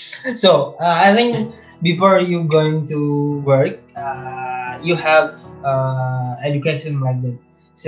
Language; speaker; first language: English; non-native, learner; Indonesian